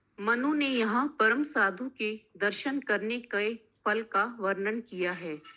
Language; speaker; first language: Hindi; native; Hindi